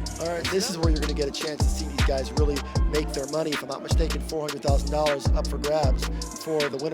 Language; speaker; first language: English; native; English